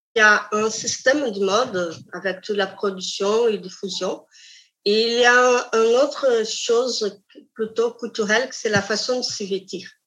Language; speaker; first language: French; non-native, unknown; Portuguese